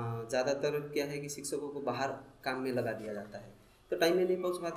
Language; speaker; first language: Hindi; non-native, local second language; Nepali